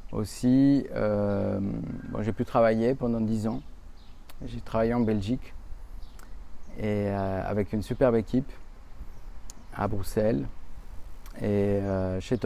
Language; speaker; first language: French; non-native, fluent; Spanish